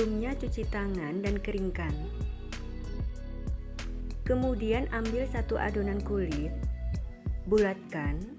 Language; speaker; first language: Indonesian; native; Indonesian